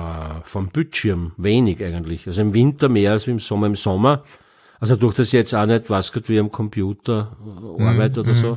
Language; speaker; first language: German; native; German